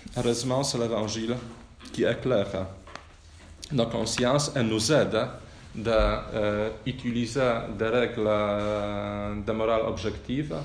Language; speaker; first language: French; non-native, fluent; Polish